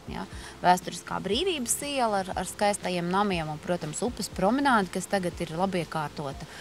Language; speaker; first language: Latvian; native; Latvian